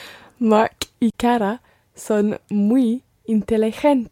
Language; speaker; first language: Spanish; non-native, learner; English